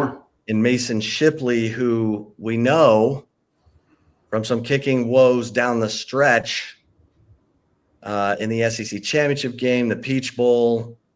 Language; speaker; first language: English; native; English